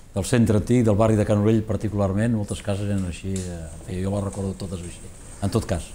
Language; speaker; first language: Catalan; native; Catalan